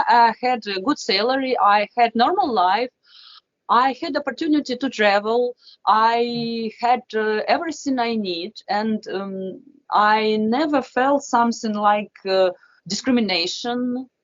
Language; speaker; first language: English; non-native, fluent; Russian